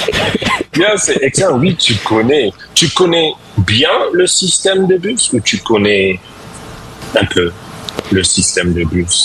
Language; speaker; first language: French; non-native, fluent; English